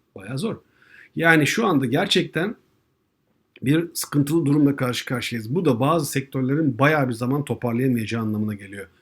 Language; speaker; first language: Turkish; native; Turkish